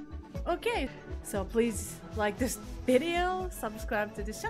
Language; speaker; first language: English; non-native, fluent; Japanese